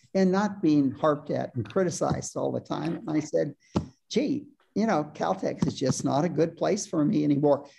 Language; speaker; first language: English; native; English